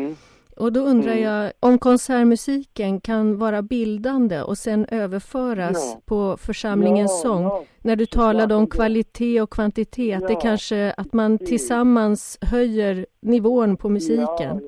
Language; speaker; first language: Swedish; native; Swedish